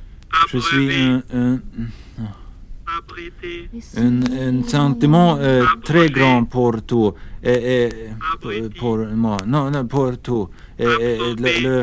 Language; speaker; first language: French; non-native, learner; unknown